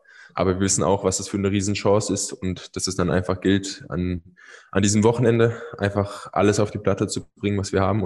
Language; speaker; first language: German; native; German